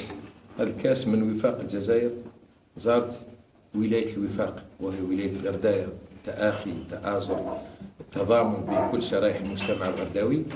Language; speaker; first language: Arabic; native; Arabic